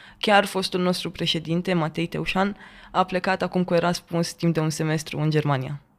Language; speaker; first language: Romanian; native; Romanian